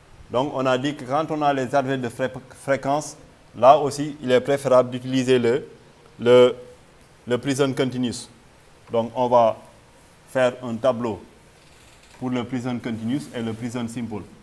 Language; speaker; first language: French; non-native, local second language; Wolof